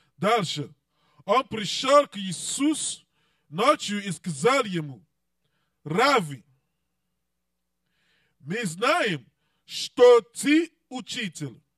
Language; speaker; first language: Russian; non-native, learner; English